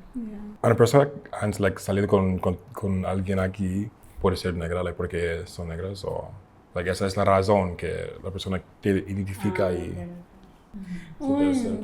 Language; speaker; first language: Spanish; non-native, learner; English